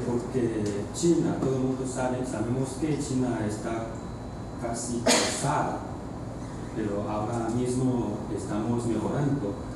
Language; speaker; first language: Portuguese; non-native, learner; Chinese